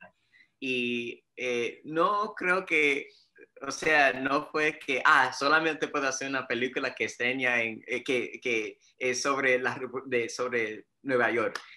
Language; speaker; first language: Spanish; early bilingual, heritage; Spanish